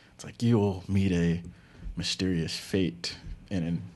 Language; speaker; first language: English; native; English